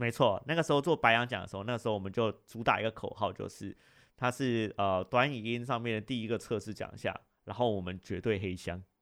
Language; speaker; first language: Chinese; native; Chinese